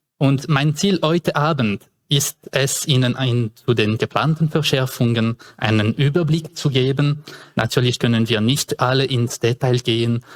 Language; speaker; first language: German; non-native, local second language; French